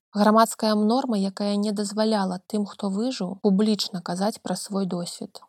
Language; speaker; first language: Belarusian; native; Belarusian